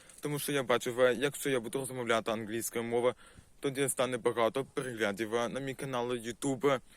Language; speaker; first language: Ukrainian; non-native, local second language; Russian